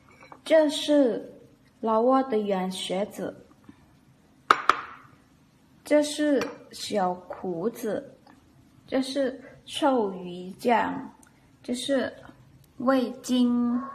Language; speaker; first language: Chinese; non-native, learner; Lao